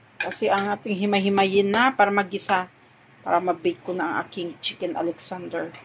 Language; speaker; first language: Filipino; non-native, local second language; Hiligaynon